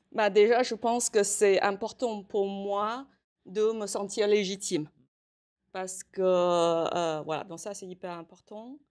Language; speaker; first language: French; non-native, fluent; Chinese